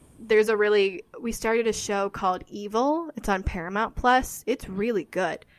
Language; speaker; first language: English; native; English